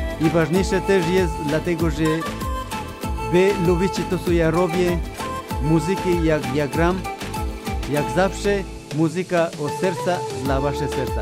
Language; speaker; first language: Polish; non-native, fluent; Spanish